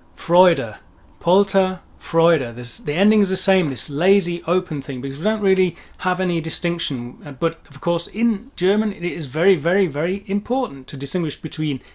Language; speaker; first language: English; native; English